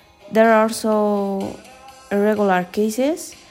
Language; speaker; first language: English; non-native, learner; Spanish